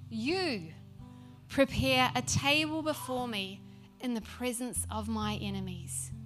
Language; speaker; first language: English; native; English